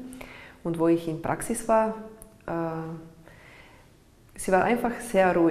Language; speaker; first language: German; non-native, learner; Italian